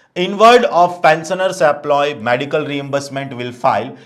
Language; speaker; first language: English; non-native, local second language; Gujarati